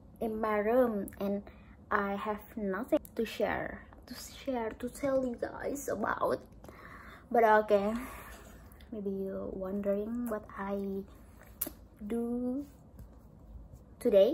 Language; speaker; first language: English; non-native, learner; Indonesian